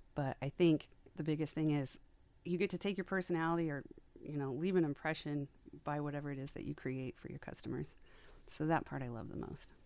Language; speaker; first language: English; native; English